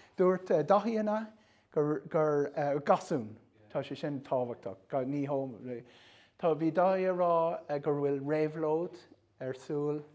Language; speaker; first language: Irish; non-native, local second language; English